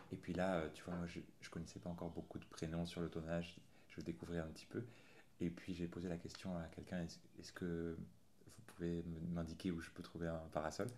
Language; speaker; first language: French; native; French